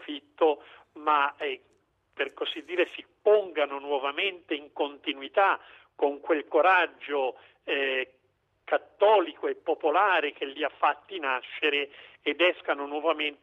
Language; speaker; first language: Italian; native; Italian